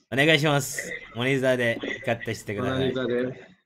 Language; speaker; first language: Japanese; non-native, fluent; Malay